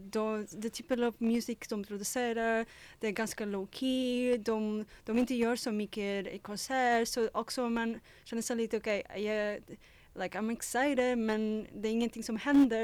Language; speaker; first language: Swedish; non-native, fluent; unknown